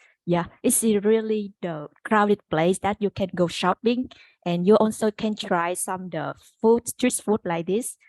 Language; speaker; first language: English; non-native, learner; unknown